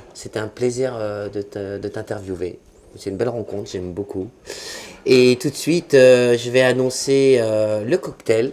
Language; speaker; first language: French; native; French